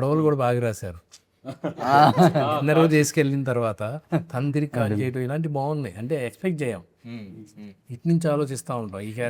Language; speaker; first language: Telugu; native; Telugu